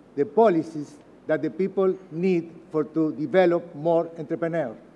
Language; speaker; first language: English; non-native, learner; Spanish